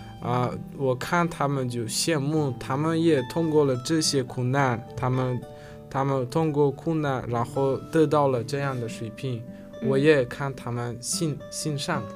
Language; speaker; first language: Chinese; non-native, learner; Uzbek